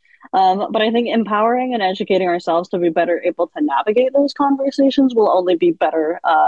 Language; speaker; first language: English; native; English